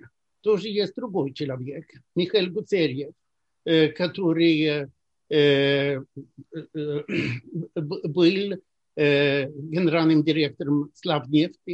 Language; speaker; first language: Russian; non-native, fluent; Swedish